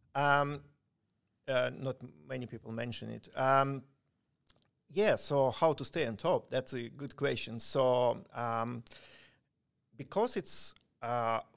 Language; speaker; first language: English; non-native, fluent; Ukrainian